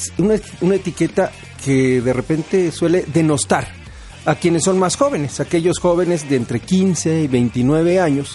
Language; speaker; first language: Spanish; native; Spanish